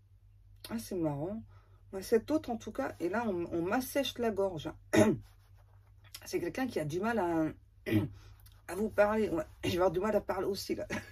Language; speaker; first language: French; native; French